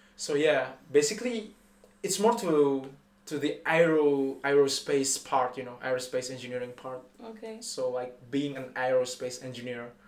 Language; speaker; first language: English; non-native, fluent; Indonesian